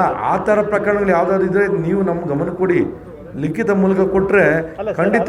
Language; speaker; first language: Kannada; native; Kannada